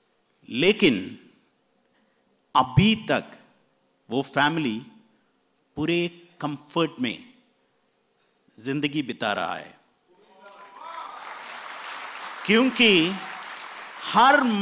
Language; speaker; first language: Hindi; non-native, fluent; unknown